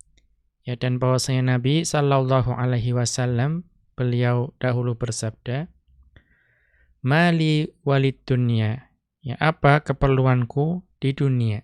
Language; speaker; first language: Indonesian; native; Indonesian